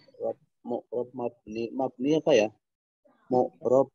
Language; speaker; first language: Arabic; non-native, learner; Indonesian